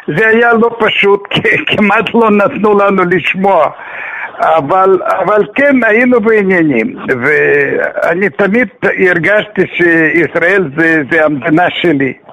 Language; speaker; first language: Hebrew; non-native, fluent; Russian